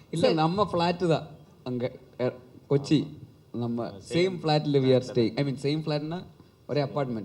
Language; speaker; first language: Tamil; non-native, learner; Malayalam